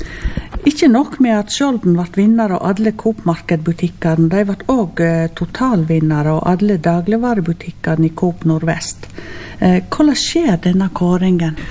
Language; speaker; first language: Norwegian; native; Norwegian